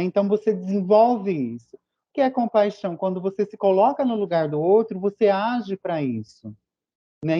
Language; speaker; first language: Portuguese; native; Portuguese